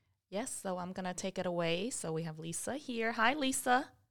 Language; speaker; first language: English; early bilingual, other home language; Vietnamese